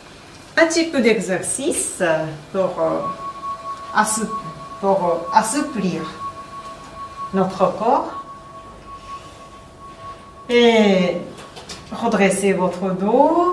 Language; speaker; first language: French; non-native, fluent; Japanese